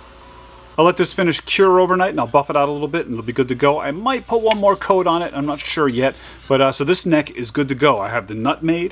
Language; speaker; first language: English; native; English